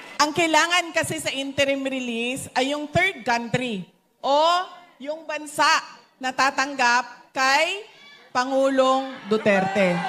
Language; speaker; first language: Filipino; non-native, local second language; Cebuano